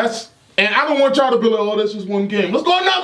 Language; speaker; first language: English; native; English